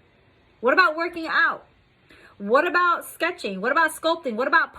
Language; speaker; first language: English; native; English